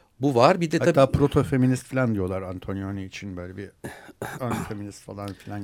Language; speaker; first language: Turkish; native; Turkish